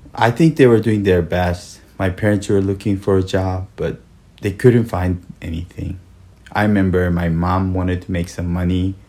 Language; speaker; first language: English; early bilingual, other home language; Korean